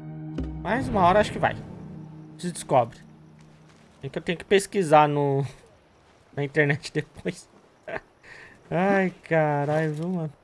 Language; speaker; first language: Portuguese; native; Portuguese